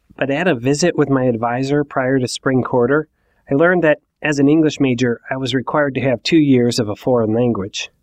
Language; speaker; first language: English; native; English